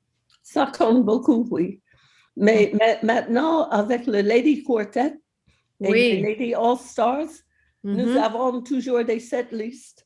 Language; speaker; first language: French; non-native, fluent; English